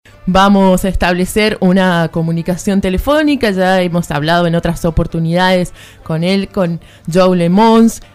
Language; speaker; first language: Spanish; native; Spanish